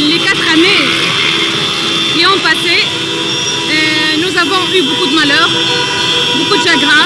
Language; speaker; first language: French; non-native, local second language; Arabic